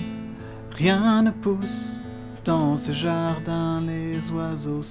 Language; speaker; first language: English; non-native, fluent; French